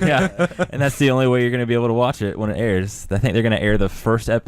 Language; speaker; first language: English; native; English